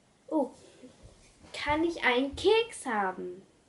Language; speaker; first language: German; non-native, learner; English